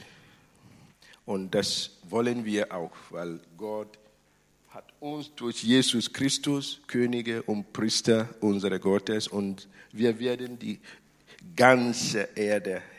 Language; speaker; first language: German; non-native, fluent; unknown